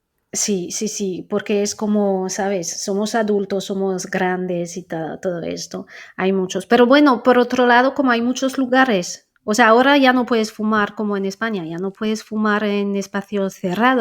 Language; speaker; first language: Spanish; non-native, fluent; French